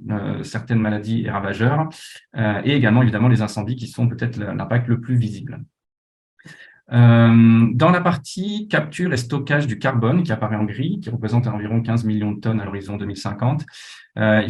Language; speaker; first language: French; native; French